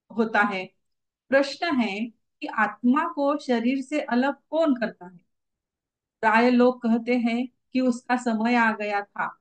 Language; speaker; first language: Hindi; non-native, local second language; Marathi